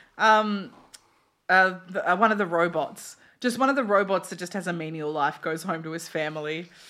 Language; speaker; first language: English; native; English